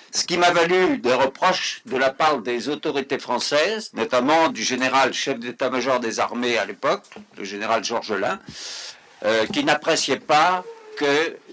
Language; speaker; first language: French; native; French